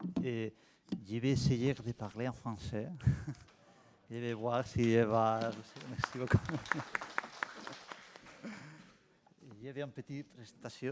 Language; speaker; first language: French; non-native, learner; Spanish